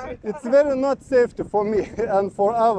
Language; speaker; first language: English; non-native, learner; Lithuanian